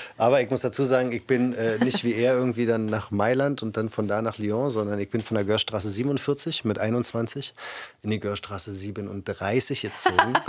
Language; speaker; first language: German; native; German